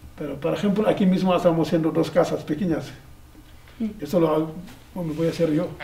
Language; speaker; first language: Spanish; non-native, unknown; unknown